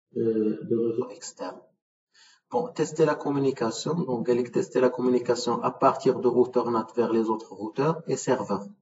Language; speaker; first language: French; non-native, local second language; Arabic